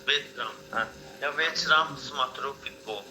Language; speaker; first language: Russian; non-native, learner; Azerbaijani